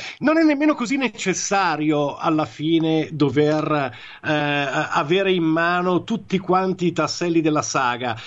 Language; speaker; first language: Italian; native; Italian